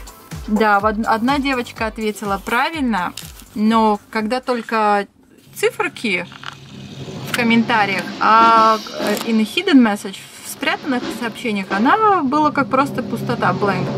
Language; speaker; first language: Russian; native; Russian